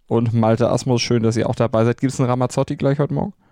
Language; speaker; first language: German; native; German